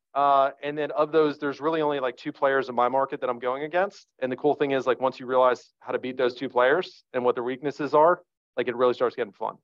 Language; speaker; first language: English; native; English